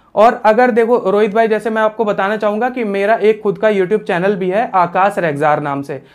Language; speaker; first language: Hindi; native; Hindi